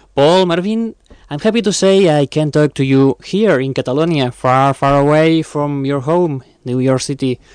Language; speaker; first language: English; non-native, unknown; Catalan